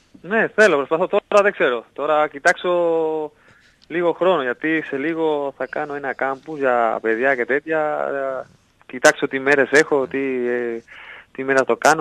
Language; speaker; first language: Greek; non-native, learner; Spanish